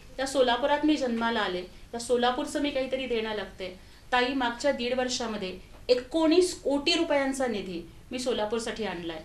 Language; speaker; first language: Marathi; non-native, local second language; Telugu